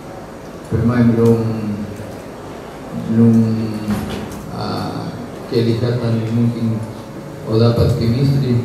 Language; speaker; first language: Indonesian; non-native, learner; Spanish